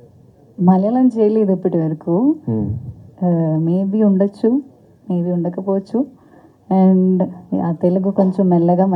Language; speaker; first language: Telugu; non-native, learner; Malayalam